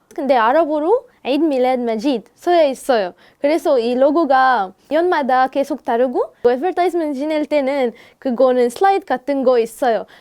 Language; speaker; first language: Korean; non-native, learner; Arabic